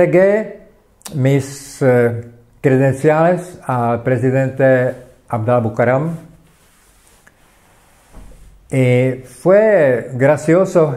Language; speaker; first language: Spanish; non-native, fluent; Czech